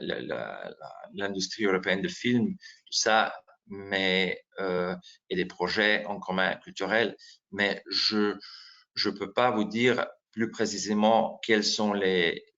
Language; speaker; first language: French; non-native, fluent; Slovenian